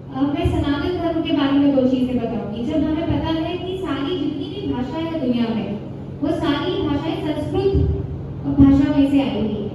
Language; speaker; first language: Hindi; non-native, local second language; Marathi